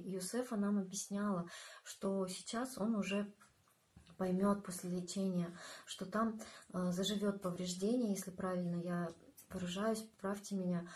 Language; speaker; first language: Russian; native; Russian